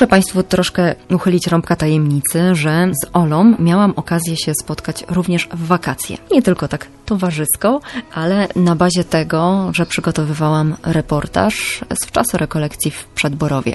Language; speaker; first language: Polish; native; Polish